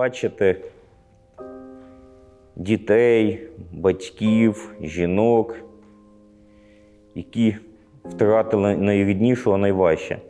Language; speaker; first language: Ukrainian; native; Ukrainian